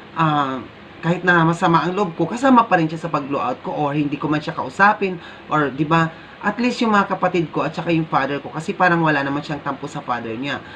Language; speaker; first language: Filipino; native; Filipino